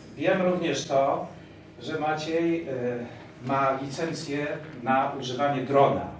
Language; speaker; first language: Polish; native; Polish